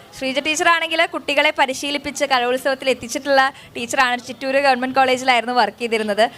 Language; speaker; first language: Malayalam; native; Malayalam